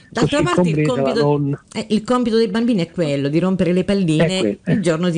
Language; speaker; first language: Italian; native; Italian